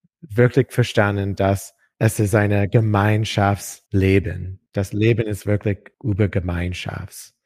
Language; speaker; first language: German; non-native, learner; English